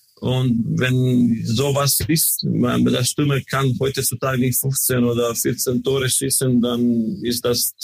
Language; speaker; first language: German; non-native, learner; Croatian